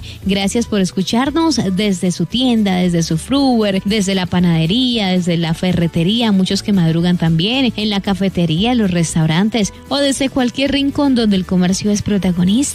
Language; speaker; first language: Spanish; native; Spanish